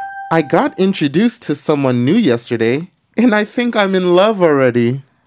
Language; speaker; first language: English; early bilingual, other home language; Korean